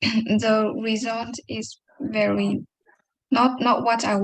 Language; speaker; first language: English; non-native, learner; Vietnamese